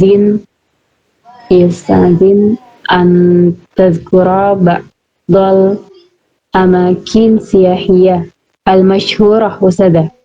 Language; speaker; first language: Arabic; non-native, learner; Indonesian